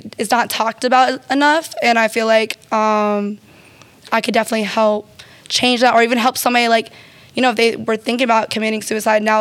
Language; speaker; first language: English; native; English